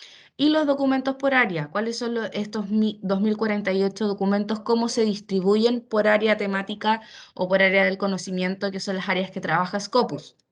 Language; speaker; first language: Spanish; native; Spanish